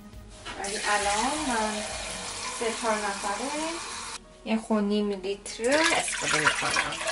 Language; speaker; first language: Persian; non-native, learner; Korean